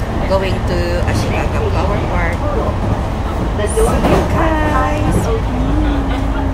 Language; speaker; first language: English; non-native, local second language; Filipino